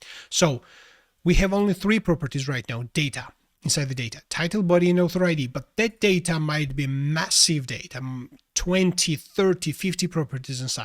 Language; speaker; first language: English; non-native, fluent; Georgian